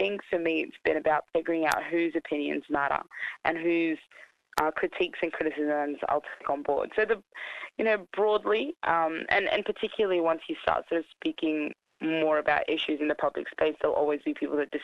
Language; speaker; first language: English; native; English